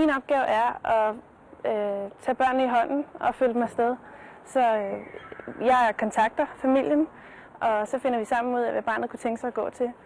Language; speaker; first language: Danish; native; Danish